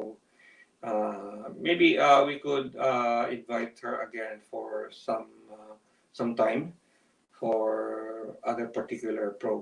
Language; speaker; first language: English; non-native, local second language; Filipino